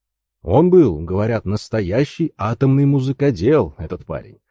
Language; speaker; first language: Russian; native; Russian